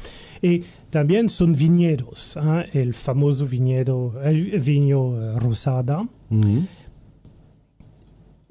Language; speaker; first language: Spanish; non-native, learner; French